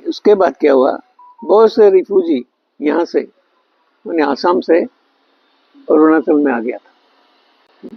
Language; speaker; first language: Hindi; non-native, local second language; Bangla